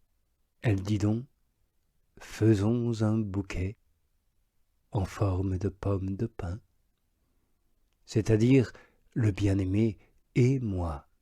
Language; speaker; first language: French; native; French